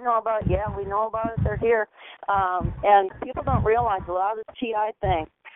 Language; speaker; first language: English; native; English